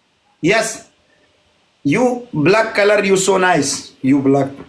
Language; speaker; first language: English; non-native, learner; Pashto